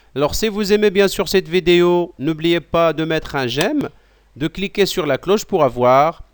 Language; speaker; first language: French; non-native, local second language; Arabic